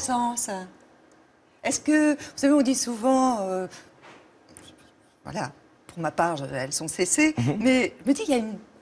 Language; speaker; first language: French; native; French